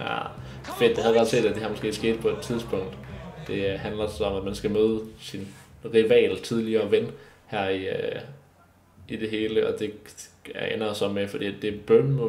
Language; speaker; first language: Danish; native; Danish